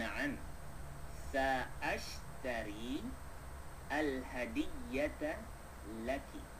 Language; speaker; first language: Arabic; non-native, fluent; Malay